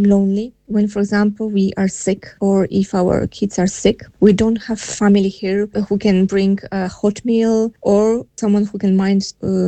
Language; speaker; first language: English; non-native, fluent; Polish